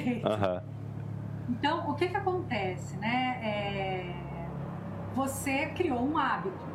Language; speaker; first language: Portuguese; native; Portuguese